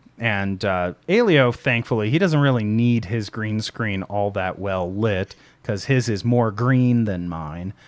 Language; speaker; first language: English; native; English